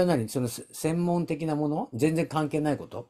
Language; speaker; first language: Japanese; native; Japanese